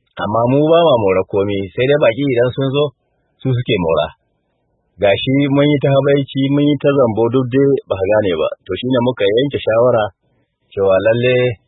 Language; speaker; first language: Hausa; native; Hausa